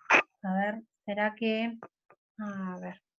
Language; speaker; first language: Spanish; native; Spanish